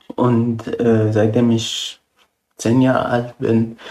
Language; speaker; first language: German; non-native, fluent; Arabic